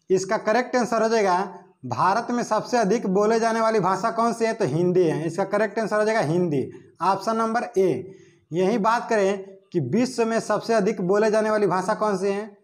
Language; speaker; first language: Hindi; native; Hindi